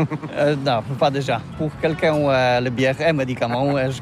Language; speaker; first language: French; non-native, learner; Polish